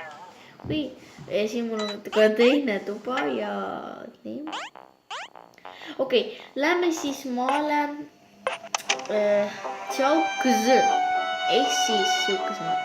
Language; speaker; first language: Estonian; non-native, local second language; Russian